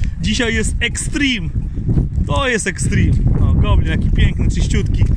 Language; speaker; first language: Polish; native; Polish